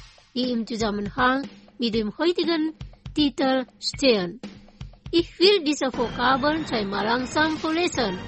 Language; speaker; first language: German; non-native, fluent; Indonesian